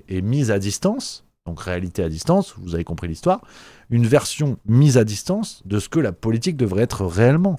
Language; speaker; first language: French; native; French